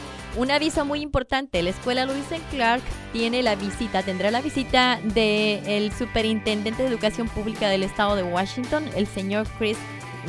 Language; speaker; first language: Spanish; native; Spanish